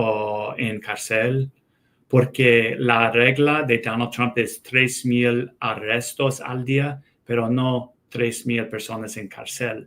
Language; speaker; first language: Spanish; non-native, fluent; English